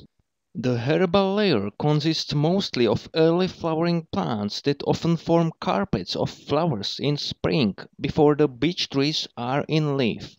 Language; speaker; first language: English; non-native, fluent; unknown